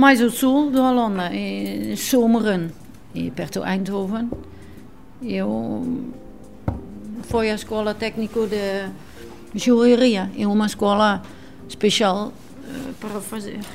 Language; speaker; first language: Portuguese; non-native, learner; Dutch